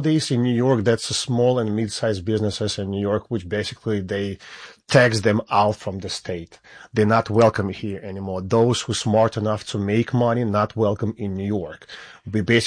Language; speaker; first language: English; non-native, fluent; Russian